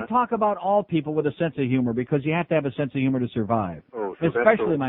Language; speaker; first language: English; native; English